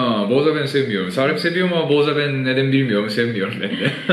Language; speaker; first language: Turkish; non-native, fluent; Japanese